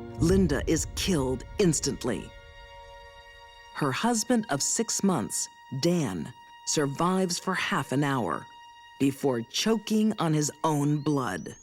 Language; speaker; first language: English; native; English